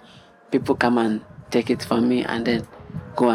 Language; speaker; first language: English; non-native, local second language; Igbo